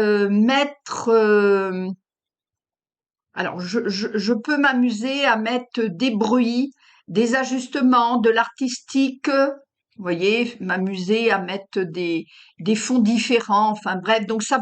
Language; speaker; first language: French; native; French